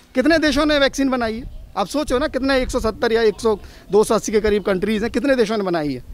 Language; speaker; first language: Hindi; native; Hindi